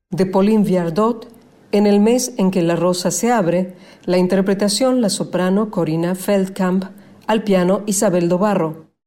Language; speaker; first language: Spanish; native; Spanish